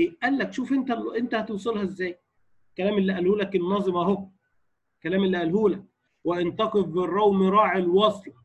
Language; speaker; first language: Arabic; native; Arabic